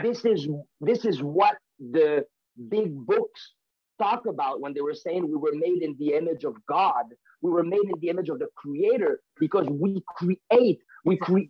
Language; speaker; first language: English; non-native, fluent; French